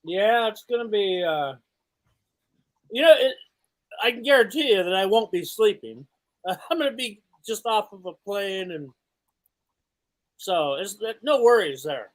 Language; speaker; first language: English; native; English